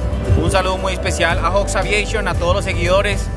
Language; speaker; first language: Spanish; native; Spanish